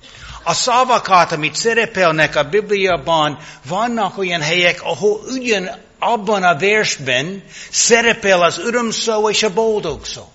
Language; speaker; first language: Hungarian; non-native, fluent; English